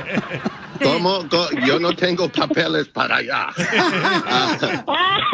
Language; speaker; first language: Spanish; non-native, learner; English